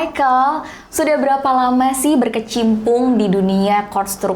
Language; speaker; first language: Indonesian; native; Indonesian